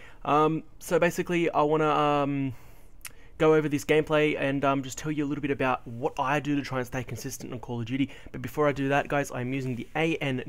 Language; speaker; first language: English; native; English